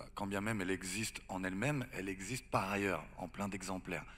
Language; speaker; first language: French; native; French